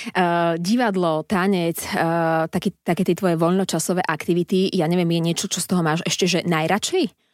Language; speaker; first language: Slovak; native; Slovak